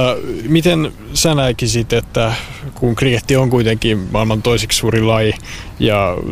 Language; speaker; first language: Finnish; native; Finnish